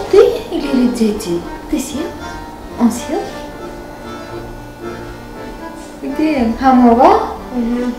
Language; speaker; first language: Russian; non-native, fluent; Armenian